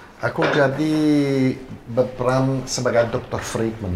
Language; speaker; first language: Indonesian; non-native, fluent; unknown